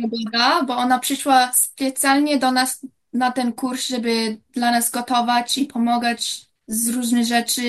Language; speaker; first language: Polish; early bilingual, heritage; English